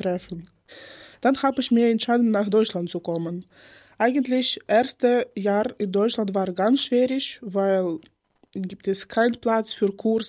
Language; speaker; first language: German; non-native, learner; Ukrainian